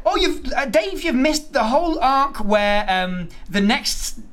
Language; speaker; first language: English; native; English